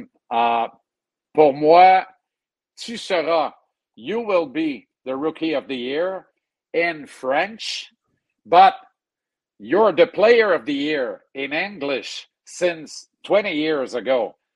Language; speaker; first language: English; non-native, fluent; French